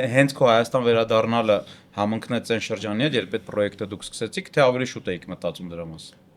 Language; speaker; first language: Armenian; native; Armenian